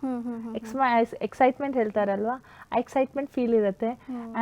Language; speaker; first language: Kannada; non-native, learner; Hindi